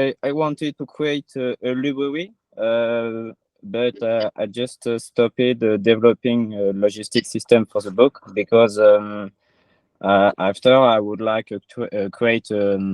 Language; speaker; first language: English; non-native, learner; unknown